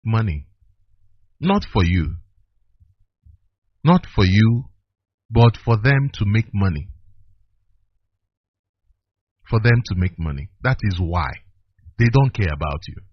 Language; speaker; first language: English; non-native, local second language; Igbo